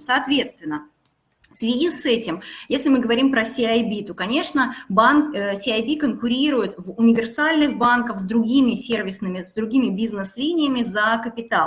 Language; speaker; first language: Russian; native; Russian